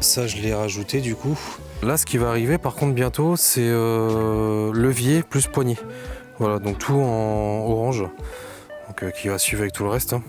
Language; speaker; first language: French; native; French